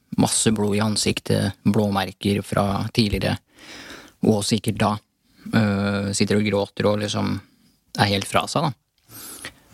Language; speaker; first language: Norwegian; early bilingual, other home language; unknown